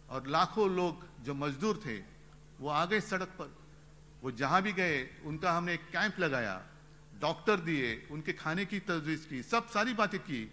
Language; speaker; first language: Hindi; non-native, local second language; Marathi